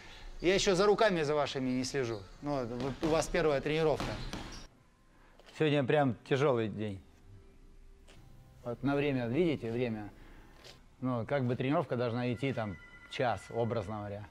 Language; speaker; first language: Russian; native; Russian